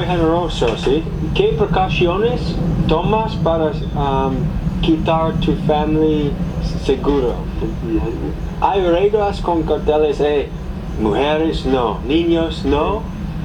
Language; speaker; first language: Spanish; non-native, learner; English